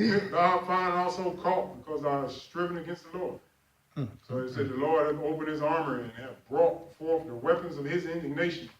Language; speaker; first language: English; native; English